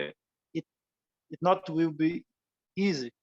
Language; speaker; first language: English; non-native, learner; Portuguese